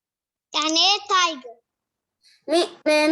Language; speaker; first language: English; non-native, learner; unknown